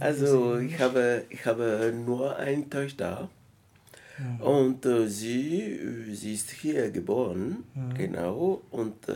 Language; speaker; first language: German; non-native, learner; French